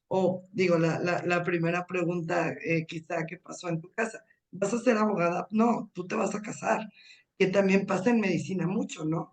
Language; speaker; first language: Spanish; native; Spanish